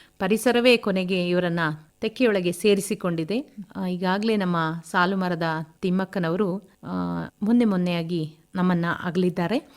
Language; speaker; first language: Kannada; native; Kannada